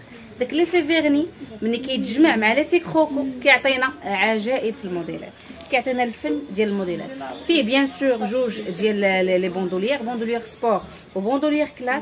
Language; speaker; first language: Arabic; native; Arabic